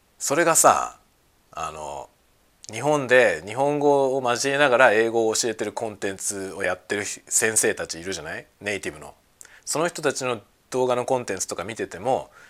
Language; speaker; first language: Japanese; native; Japanese